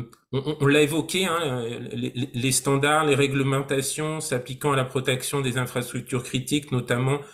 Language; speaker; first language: French; native; French